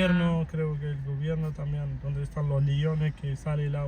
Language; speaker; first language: Spanish; non-native, fluent; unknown